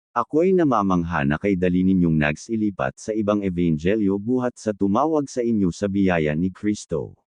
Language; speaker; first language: Filipino; non-native, local second language; Bikol